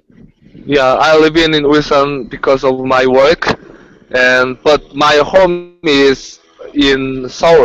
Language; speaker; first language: English; non-native, learner; Korean